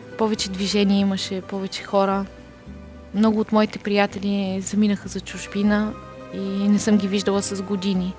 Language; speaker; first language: Bulgarian; native; Bulgarian